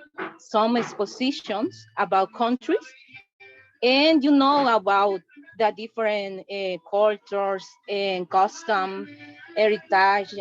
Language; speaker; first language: English; non-native, learner; Spanish